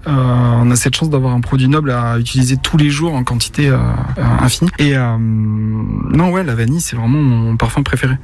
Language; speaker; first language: French; native; French